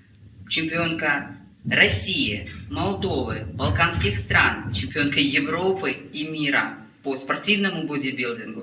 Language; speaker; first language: Russian; native; Russian